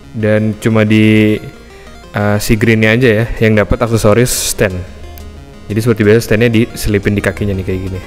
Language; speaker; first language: Indonesian; native; Indonesian